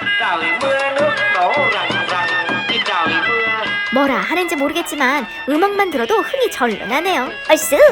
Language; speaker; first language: Korean; native; Korean